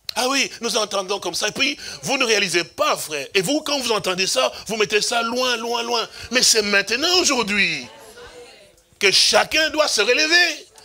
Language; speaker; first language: French; non-native, local second language; Lingala